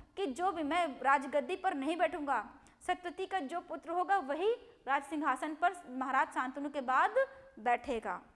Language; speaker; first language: Hindi; non-native, local second language; Gujarati